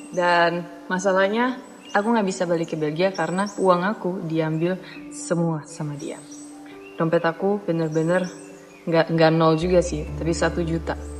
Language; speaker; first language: Indonesian; non-native, fluent; Dutch